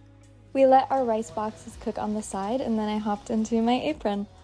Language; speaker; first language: English; native; English